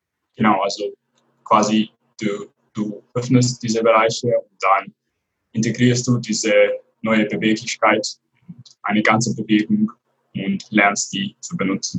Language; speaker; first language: German; non-native, fluent; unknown